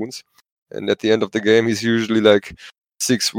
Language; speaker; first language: English; non-native, fluent; German